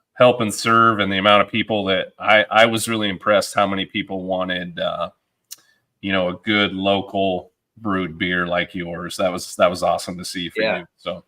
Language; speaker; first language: English; native; English